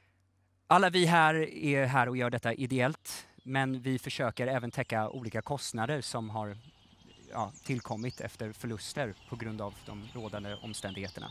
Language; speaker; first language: Swedish; native; Swedish